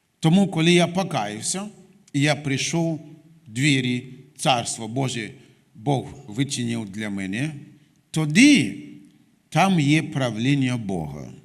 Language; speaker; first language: Ukrainian; non-native, fluent; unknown